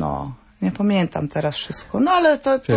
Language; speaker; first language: Polish; non-native, fluent; Norwegian